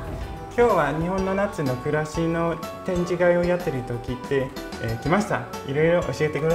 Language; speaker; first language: Japanese; non-native, fluent; English